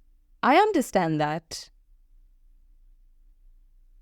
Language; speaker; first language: English; non-native, fluent; Hindi